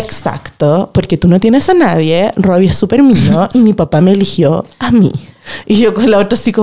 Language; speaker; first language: Spanish; native; Spanish